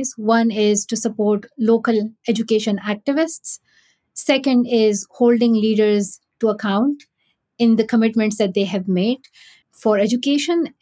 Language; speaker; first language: English; non-native, local second language; Pashto